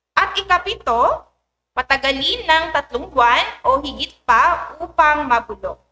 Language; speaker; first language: Filipino; native; Filipino